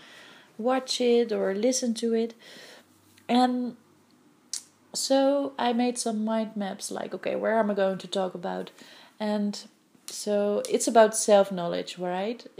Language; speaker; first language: English; non-native, fluent; Dutch